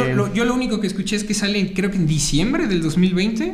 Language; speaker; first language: Spanish; native; Spanish